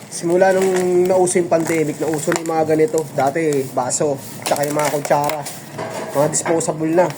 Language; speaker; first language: Filipino; native; Filipino